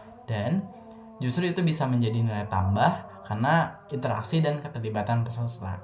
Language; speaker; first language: Indonesian; native; Indonesian